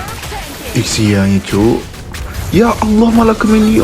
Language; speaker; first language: Indonesian; native; Indonesian